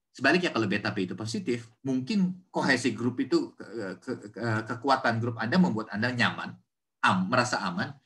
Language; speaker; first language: Indonesian; native; Indonesian